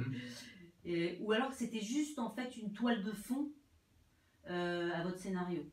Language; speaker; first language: French; native; French